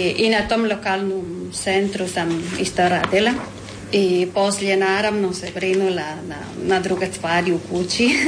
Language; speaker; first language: Croatian; non-native, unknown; Spanish